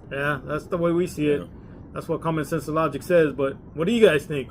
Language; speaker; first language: English; native; English